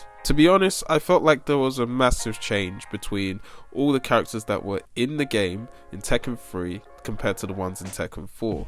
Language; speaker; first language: English; native; English